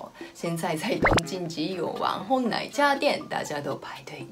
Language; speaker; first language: Chinese; non-native, fluent; Japanese